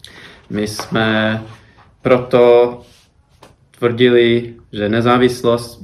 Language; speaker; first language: Czech; non-native, fluent; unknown